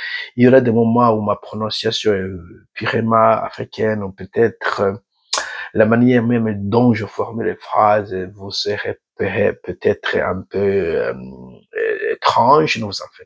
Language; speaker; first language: French; non-native, local second language; Rundi